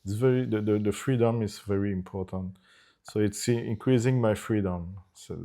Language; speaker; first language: English; non-native, fluent; Italian